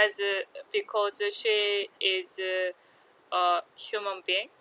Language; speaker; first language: English; non-native, learner; Korean